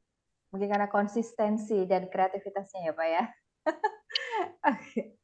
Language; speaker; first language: Indonesian; native; Indonesian